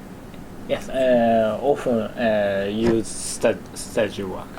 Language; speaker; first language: English; non-native, learner; Japanese